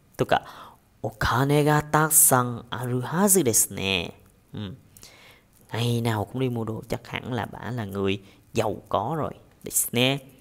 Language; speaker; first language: Japanese; non-native, fluent; Vietnamese